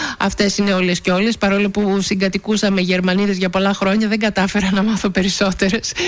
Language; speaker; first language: Greek; native; Greek